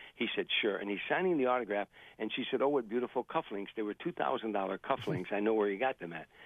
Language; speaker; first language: English; native; English